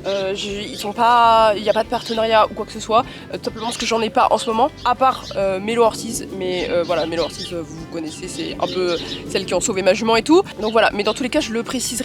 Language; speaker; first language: French; native; French